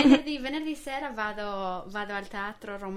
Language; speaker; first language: Italian; non-native, fluent; English